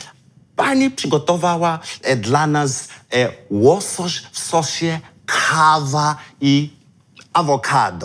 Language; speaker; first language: Polish; non-native, learner; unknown